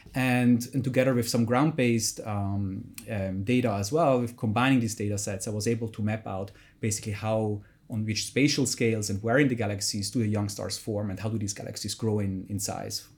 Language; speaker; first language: English; non-native, fluent; German